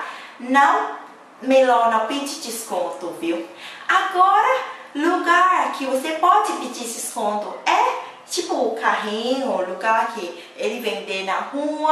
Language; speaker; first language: Portuguese; non-native, learner; Thai